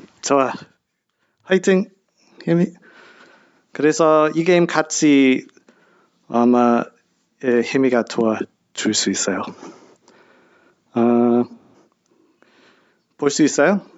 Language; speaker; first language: Korean; non-native, learner; English